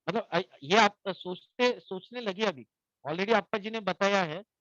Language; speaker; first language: Hindi; non-native, local second language; Marathi